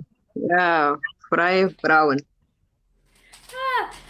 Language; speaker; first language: German; non-native, fluent; Somali